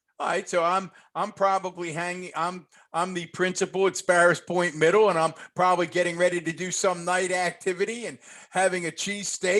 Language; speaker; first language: English; native; English